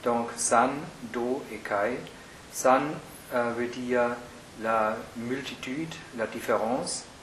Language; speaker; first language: French; non-native, fluent; German